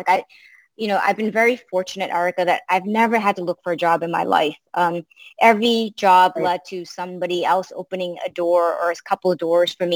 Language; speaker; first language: English; early bilingual, other home language; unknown